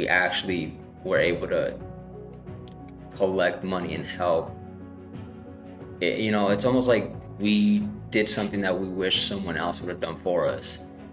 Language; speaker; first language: English; native; English